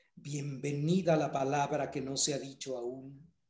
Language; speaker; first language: Spanish; native; Spanish